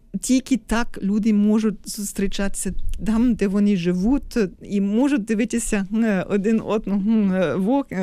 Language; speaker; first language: Ukrainian; non-native, fluent; German